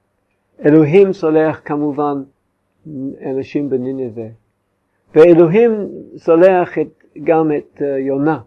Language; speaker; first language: Hebrew; non-native, fluent; English